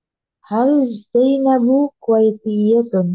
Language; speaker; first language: Arabic; non-native, learner; Indonesian